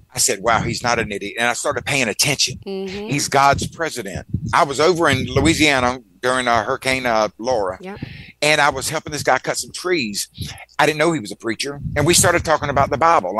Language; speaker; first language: English; native; English